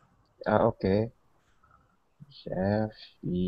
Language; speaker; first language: English; non-native, learner; Arabic